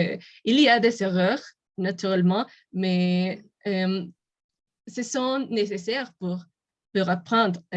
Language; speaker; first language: French; non-native, learner; Spanish